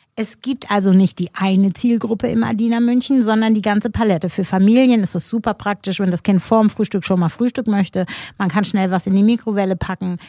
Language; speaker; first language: German; native; German